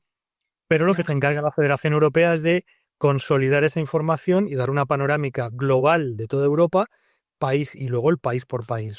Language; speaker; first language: Spanish; native; Spanish